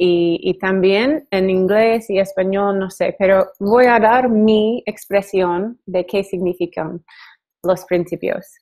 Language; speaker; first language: Spanish; non-native, learner; English